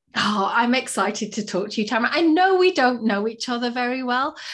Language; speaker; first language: English; native; English